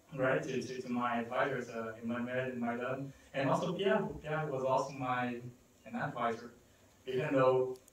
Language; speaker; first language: English; non-native, fluent; Portuguese